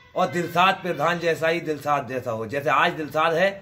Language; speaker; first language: Hindi; native; Hindi